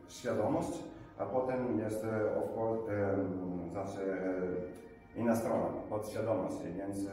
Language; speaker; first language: Polish; non-native, learner; Italian